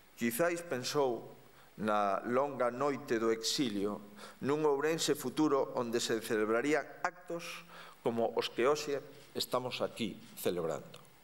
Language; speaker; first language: Galician; native; Galician